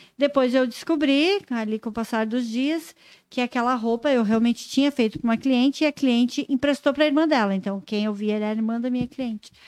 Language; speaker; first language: Portuguese; native; Portuguese